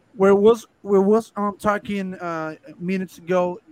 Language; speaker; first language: English; non-native, fluent; Spanish